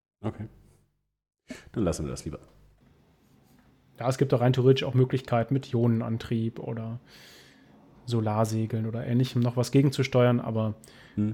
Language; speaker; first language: German; native; German